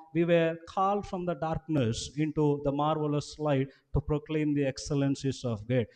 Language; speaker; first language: English; non-native, local second language; Telugu